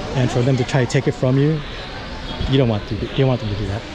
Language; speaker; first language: English; native; English